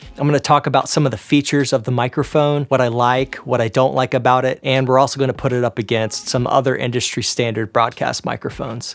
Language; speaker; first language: English; native; English